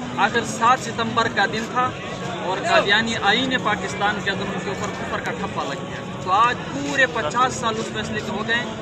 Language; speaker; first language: Urdu; non-native, local second language; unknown